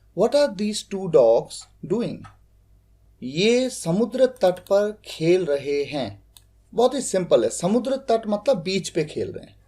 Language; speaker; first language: Hindi; native; Hindi